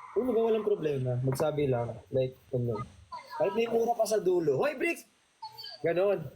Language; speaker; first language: Filipino; native; Filipino